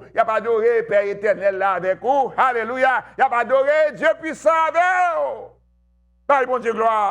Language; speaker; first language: French; non-native, local second language; Haitian Creole